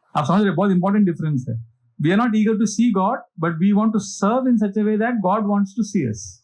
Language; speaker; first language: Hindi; non-native, local second language; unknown